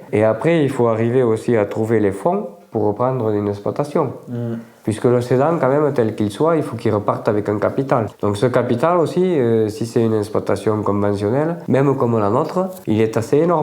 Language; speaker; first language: French; native; French